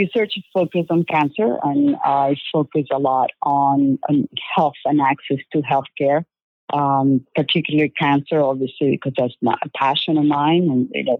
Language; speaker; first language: English; non-native, fluent; Spanish